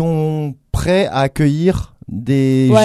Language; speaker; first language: French; native; French